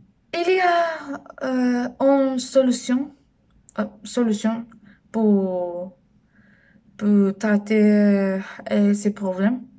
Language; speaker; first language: French; non-native, learner; Spanish